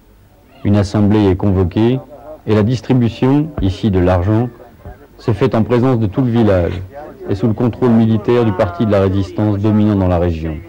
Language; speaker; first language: French; native; French